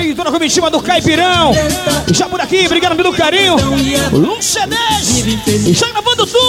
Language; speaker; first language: Portuguese; native; Portuguese